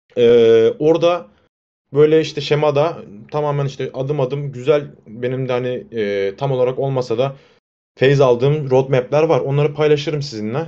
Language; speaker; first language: Turkish; native; Turkish